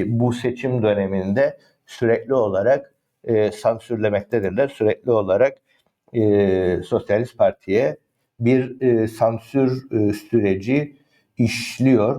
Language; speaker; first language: Turkish; native; Turkish